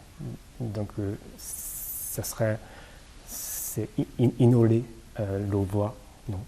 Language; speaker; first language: French; non-native, fluent; Japanese